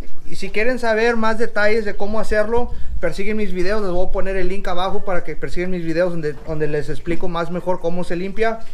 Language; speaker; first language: Spanish; early bilingual, heritage; Spanish